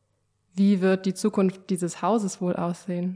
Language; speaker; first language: German; native; German